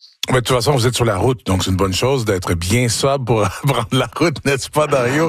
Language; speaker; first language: French; native; French